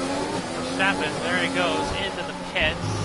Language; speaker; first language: English; native; English